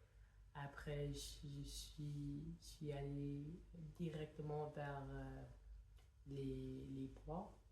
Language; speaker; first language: French; non-native, fluent; English